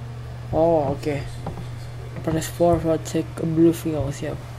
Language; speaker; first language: English; non-native, learner; Indonesian